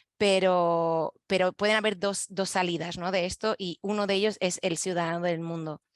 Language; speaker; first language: Spanish; non-native, fluent; French